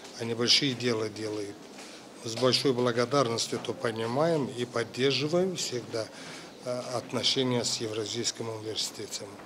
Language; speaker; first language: Russian; non-native, local second language; Azerbaijani